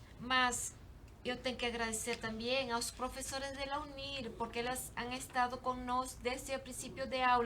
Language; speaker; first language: Portuguese; non-native, learner; Spanish